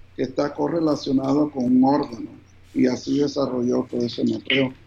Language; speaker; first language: Spanish; early bilingual, heritage; Spanish